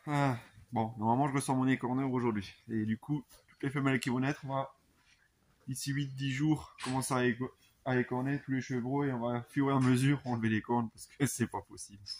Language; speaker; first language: French; native; French